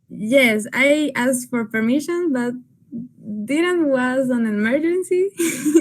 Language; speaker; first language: English; non-native, learner; Spanish